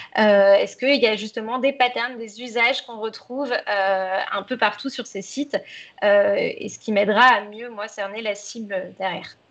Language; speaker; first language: French; native; French